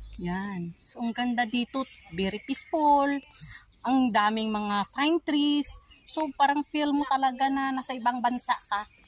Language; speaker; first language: Filipino; native; Filipino